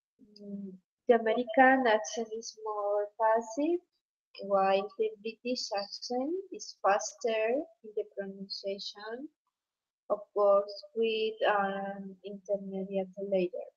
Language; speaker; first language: English; non-native, learner; Spanish